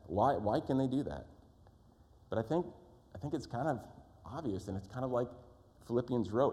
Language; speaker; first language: English; native; English